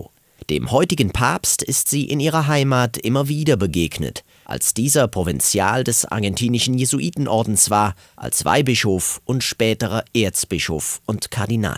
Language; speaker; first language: German; native; German